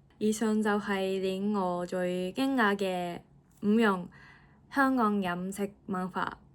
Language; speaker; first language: Cantonese; non-native, fluent; Japanese